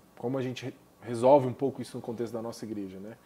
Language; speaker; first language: Portuguese; native; Portuguese